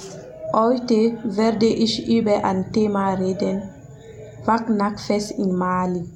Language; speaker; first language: German; non-native, learner; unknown